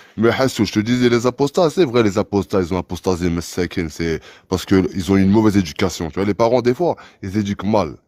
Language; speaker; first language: French; early bilingual, other home language; Arabic